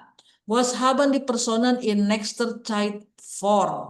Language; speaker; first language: German; non-native, fluent; Indonesian